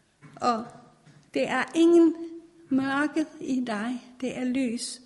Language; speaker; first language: Danish; non-native, fluent; Persian